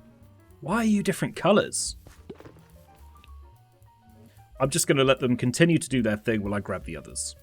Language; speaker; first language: English; native; English